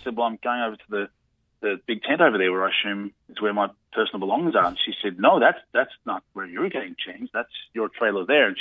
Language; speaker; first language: English; native; English